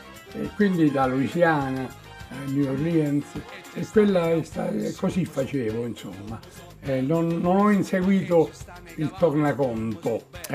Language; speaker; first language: Italian; native; Italian